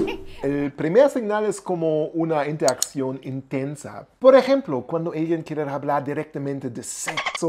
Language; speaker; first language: Spanish; non-native, learner; German